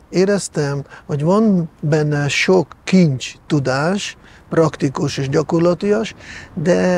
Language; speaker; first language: Hungarian; non-native, fluent; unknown